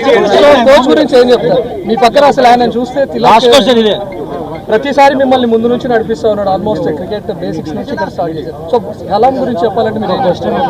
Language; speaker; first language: Telugu; native; Telugu